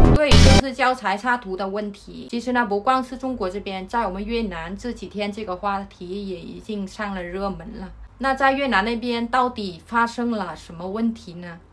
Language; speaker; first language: Chinese; non-native, fluent; Vietnamese